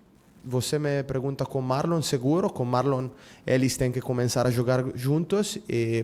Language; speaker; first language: Portuguese; non-native, fluent; Spanish